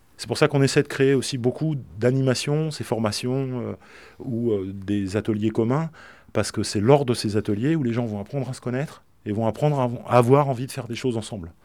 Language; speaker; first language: French; native; French